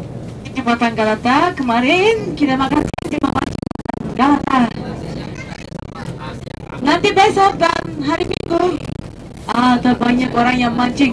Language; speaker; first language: Indonesian; non-native, learner; Turkish